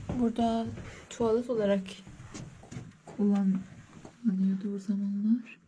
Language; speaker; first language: Turkish; non-native, learner; Persian